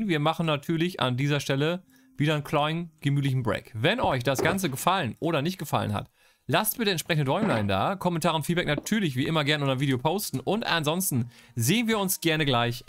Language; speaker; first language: German; native; German